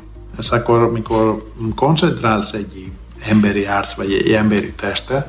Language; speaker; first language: Hungarian; non-native, learner; Greek